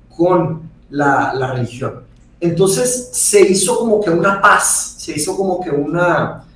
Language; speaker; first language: Spanish; early bilingual, other home language; Portuguese